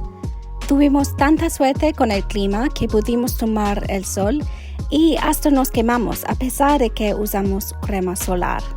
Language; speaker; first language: Spanish; non-native, learner; English